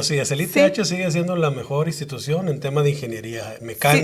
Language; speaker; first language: Spanish; native; Spanish